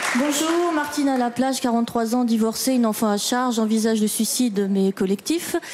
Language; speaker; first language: French; non-native, fluent; Dutch